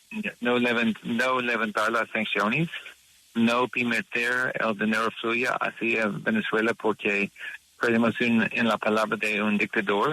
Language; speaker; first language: Spanish; non-native, learner; English